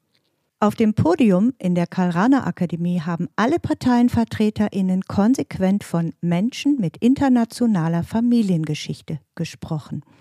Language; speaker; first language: German; native; German